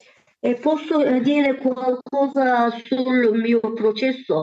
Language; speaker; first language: Italian; non-native, learner; Turkish